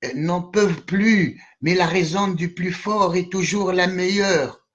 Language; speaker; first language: French; non-native, local second language; Arabic